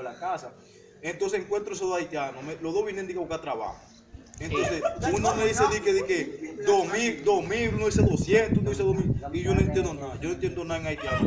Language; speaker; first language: Spanish; native; Spanish